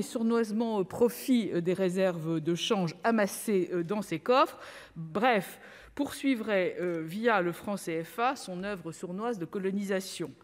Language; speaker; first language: French; native; French